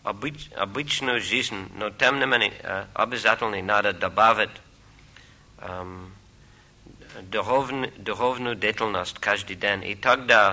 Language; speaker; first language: Russian; non-native, fluent; English